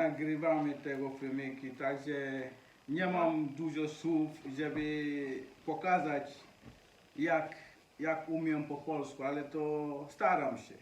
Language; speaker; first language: Polish; non-native, learner; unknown